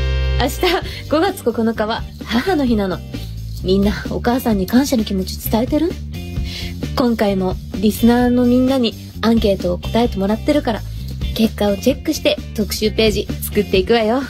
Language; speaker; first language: Japanese; native; Japanese